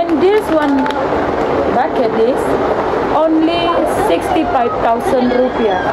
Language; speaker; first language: English; non-native, learner; Indonesian